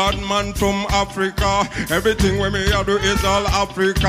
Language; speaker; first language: English; non-native, local second language; Ganda